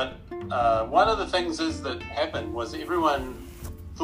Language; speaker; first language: English; native; English